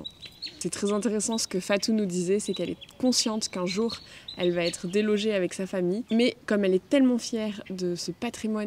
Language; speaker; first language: French; native; French